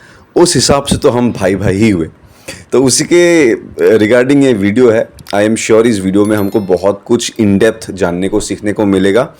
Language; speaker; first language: Hindi; non-native, local second language; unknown